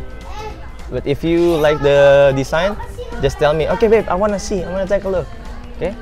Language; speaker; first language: English; non-native, fluent; Indonesian